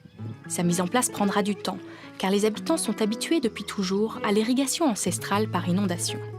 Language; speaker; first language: French; native; French